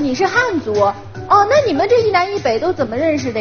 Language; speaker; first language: Chinese; native; Chinese